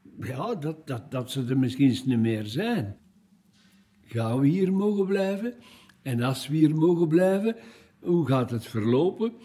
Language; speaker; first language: Dutch; native; Dutch